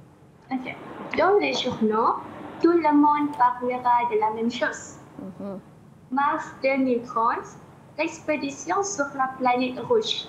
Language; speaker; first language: French; non-native, learner; Malay